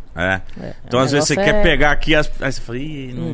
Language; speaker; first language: Portuguese; native; Portuguese